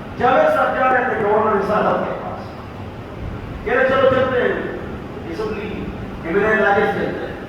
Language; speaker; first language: Urdu; non-native, local second language; Pashto